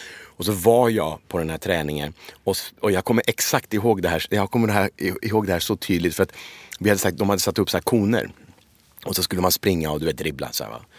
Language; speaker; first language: Swedish; early bilingual, other home language; Persian